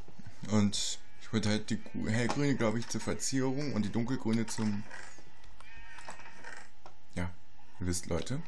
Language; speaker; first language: German; native; German